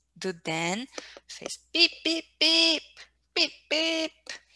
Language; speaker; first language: English; non-native, fluent; Portuguese